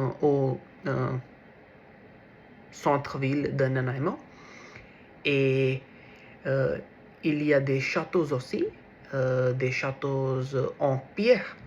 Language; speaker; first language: French; non-native, learner; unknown